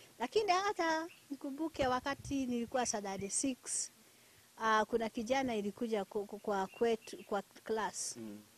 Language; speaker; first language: Swahili; non-native, local second language; Kikuyu